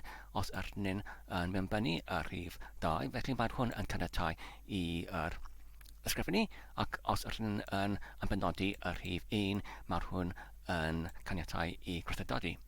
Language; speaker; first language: Welsh; non-native, learner; Polish